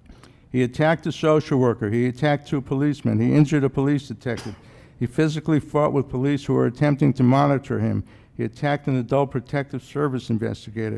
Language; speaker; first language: English; native; English